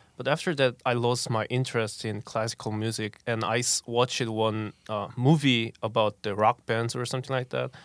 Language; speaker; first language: English; non-native, fluent; Korean